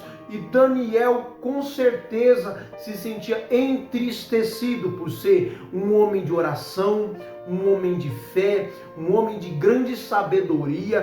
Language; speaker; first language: Portuguese; native; Portuguese